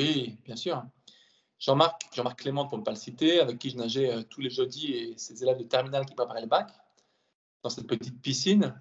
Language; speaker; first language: French; native; French